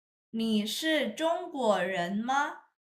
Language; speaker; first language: Chinese; non-native, fluent; Indonesian